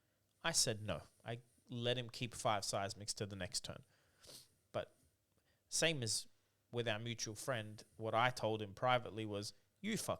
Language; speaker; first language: English; native; English